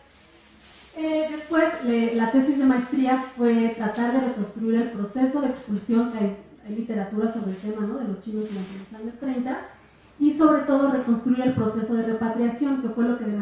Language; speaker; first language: Spanish; native; Spanish